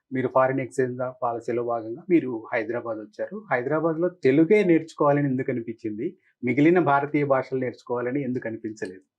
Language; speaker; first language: Telugu; native; Telugu